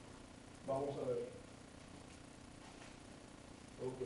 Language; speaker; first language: Spanish; non-native, fluent; English